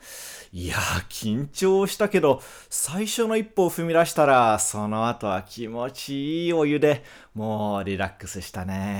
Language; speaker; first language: Japanese; non-native, fluent; Portuguese